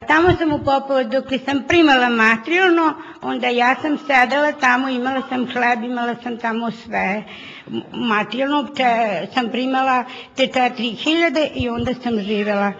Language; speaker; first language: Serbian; non-native, local second language; Romany